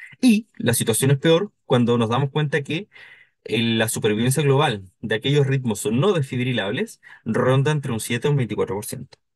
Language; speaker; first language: Spanish; native; Spanish